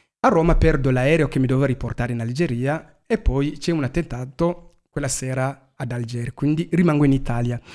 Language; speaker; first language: Italian; non-native, fluent; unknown